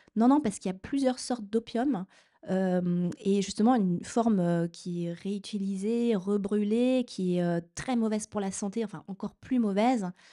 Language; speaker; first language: French; native; French